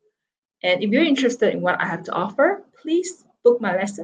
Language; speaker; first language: English; non-native, local second language; Chinese